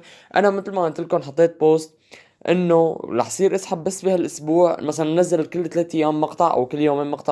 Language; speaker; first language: Arabic; native; Arabic